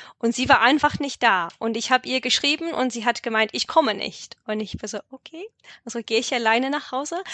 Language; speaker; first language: German; non-native, fluent; English